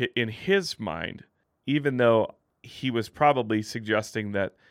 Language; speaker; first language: English; native; English